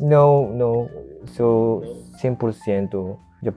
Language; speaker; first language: Portuguese; non-native, learner; Japanese